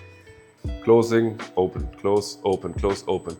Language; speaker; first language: English; non-native, fluent; German